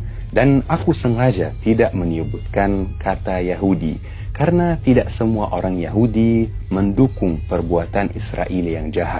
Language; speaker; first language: Indonesian; non-native, fluent; Arabic